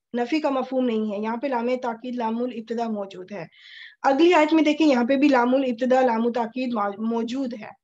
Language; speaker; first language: Urdu; native; Urdu